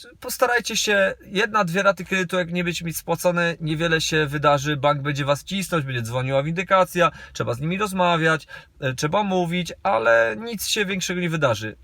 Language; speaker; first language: Polish; native; Polish